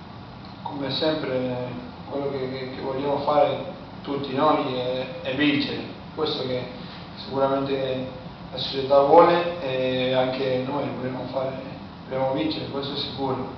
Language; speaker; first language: Italian; non-native, fluent; Spanish